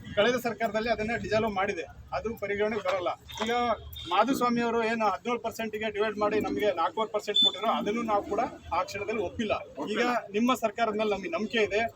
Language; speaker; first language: Kannada; non-native, local second language; Lambadi